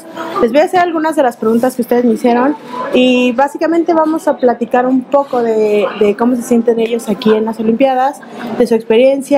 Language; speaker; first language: Spanish; native; Spanish